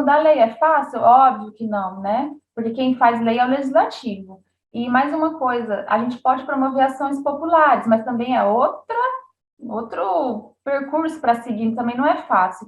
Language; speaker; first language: Portuguese; native; Portuguese